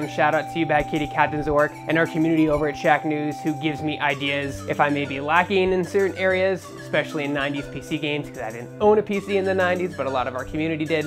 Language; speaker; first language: English; native; English